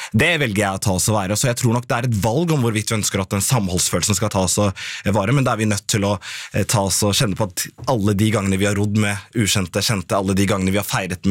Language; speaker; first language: Norwegian; native; Norwegian